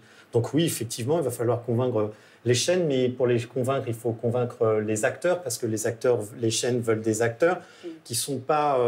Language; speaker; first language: French; native; French